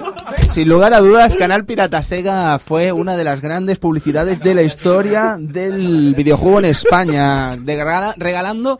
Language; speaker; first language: Spanish; native; Spanish